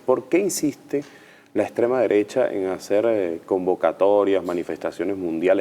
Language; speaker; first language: Spanish; native; Spanish